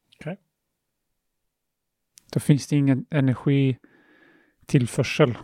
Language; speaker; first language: Swedish; early bilingual, other home language; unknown